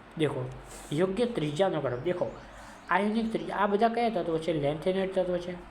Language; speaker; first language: Gujarati; non-native, local second language; Marwari